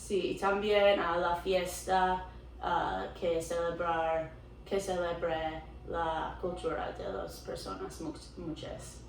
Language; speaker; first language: Spanish; non-native, learner; English